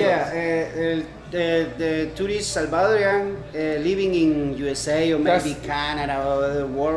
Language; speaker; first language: English; non-native, learner; Spanish